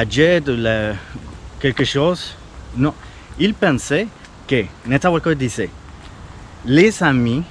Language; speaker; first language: French; non-native, fluent; Spanish